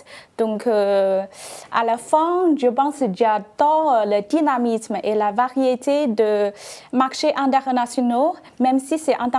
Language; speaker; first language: French; non-native, fluent; Chinese